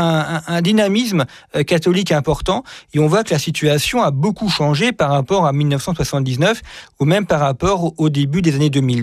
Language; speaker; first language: French; native; French